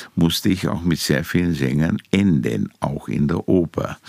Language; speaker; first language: German; non-native, fluent; Romanian